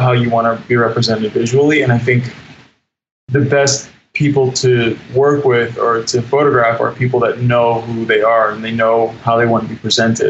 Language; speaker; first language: English; native; English